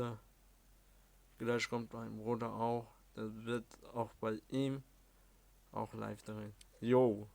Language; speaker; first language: German; early bilingual, other home language; Arabic